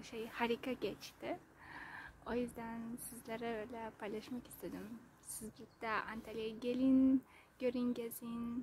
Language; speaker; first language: Turkish; non-native, learner; Uzbek